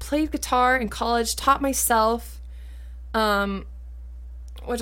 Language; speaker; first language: English; native; English